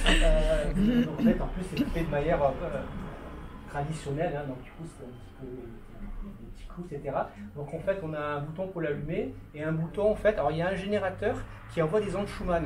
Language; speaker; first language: French; native; French